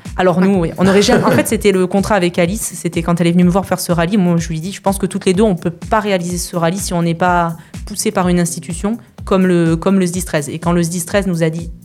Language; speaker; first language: French; native; French